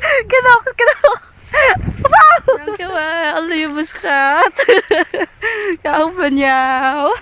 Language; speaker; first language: Dutch; non-native, learner; Filipino